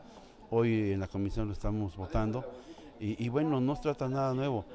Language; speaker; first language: Spanish; native; Spanish